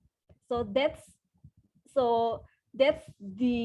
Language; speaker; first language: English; non-native, fluent; Indonesian